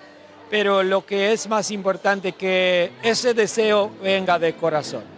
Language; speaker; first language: Spanish; non-native, learner; Romanian